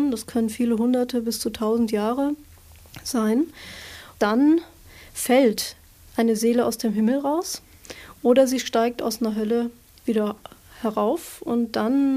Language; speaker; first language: German; native; German